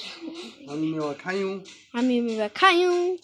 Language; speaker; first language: Nepali; native; Nepali